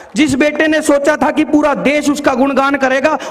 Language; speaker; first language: Hindi; native; Hindi